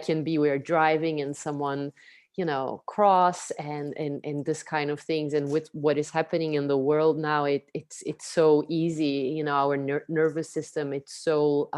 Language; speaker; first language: English; non-native, fluent; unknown